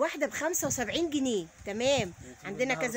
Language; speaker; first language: Arabic; native; Arabic